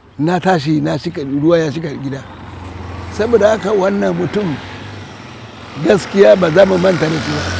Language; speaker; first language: Hausa; non-native, local second language; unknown